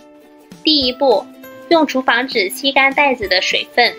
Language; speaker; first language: Chinese; native; Chinese